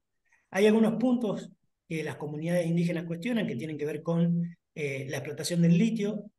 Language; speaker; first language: Spanish; native; Spanish